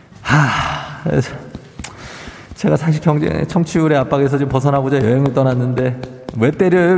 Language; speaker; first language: Korean; native; Korean